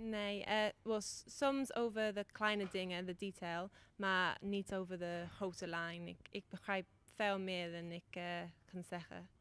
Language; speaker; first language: Dutch; non-native, learner; English